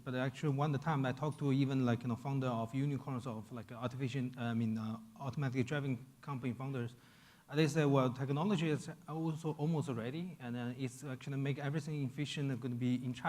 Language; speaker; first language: English; non-native, fluent; Chinese